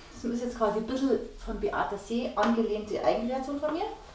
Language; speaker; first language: German; native; German